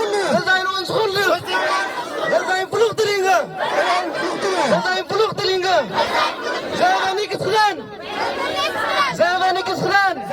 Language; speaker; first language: Dutch; non-native, learner; Tigrinya